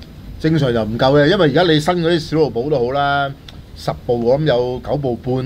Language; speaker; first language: Cantonese; native; Cantonese